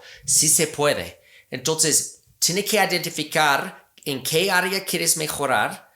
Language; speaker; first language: Spanish; non-native, fluent; English